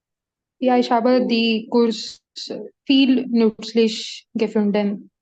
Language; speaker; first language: German; non-native, learner; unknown